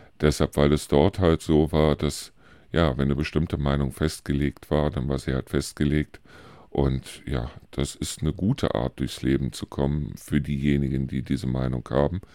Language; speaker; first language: German; native; German